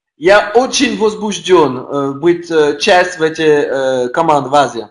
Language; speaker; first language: Russian; non-native, learner; French